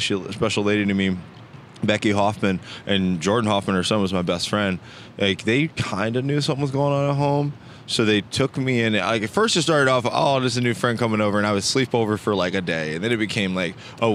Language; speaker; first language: English; native; English